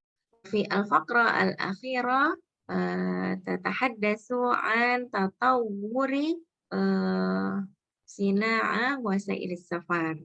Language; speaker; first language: Arabic; non-native, fluent; Indonesian